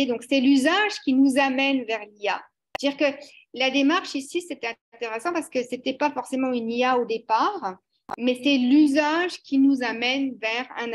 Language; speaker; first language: French; native; French